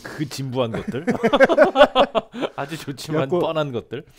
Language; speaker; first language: Korean; native; Korean